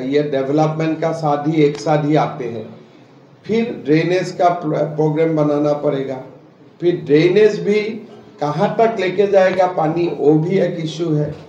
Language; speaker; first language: Hindi; non-native, local second language; Assamese